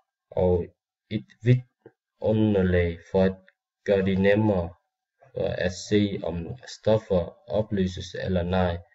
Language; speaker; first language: Danish; non-native, learner; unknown